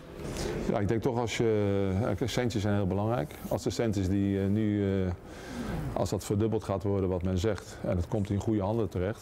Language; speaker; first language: Dutch; native; Dutch